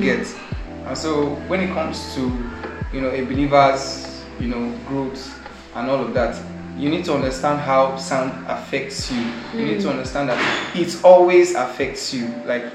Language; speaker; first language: English; non-native, local second language; Bini